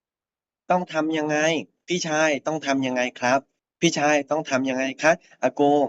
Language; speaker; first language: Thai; non-native, fluent; Burmese